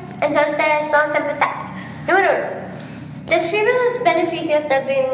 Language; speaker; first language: Spanish; non-native, learner; English